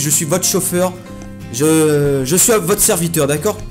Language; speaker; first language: French; native; French